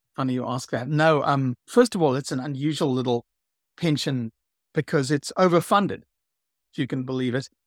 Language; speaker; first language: English; native; English